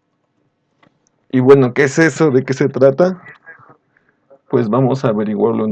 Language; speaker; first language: Spanish; native; Spanish